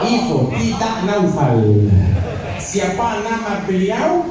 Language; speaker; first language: Indonesian; non-native, learner; Arabic